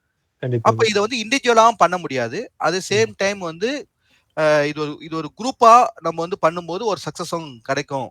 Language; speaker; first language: Tamil; native; Tamil